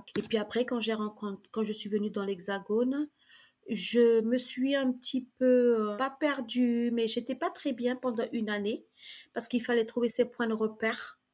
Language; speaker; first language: French; early bilingual, other home language; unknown